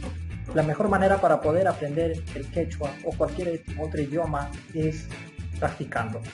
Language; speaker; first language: Spanish; non-native, local second language; Quechua